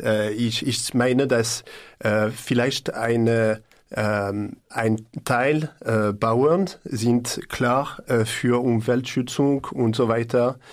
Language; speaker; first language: German; non-native, learner; French